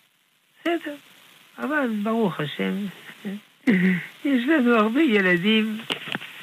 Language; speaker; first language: Hebrew; non-native, fluent; French